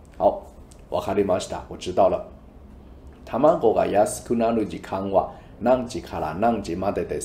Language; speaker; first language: Japanese; non-native, fluent; Chinese